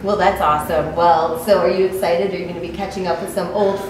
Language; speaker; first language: English; native; English